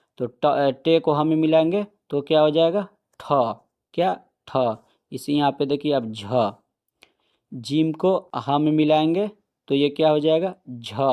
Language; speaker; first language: Hindi; native; Hindi